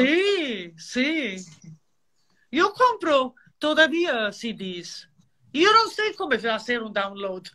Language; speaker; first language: Spanish; non-native, learner; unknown